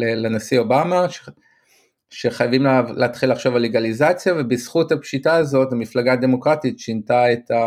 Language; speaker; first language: Hebrew; native; Hebrew